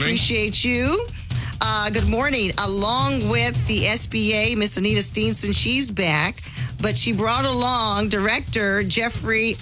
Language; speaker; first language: English; native; English